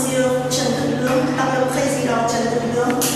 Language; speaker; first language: French; non-native, fluent; Vietnamese